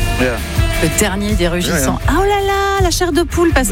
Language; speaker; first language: French; native; French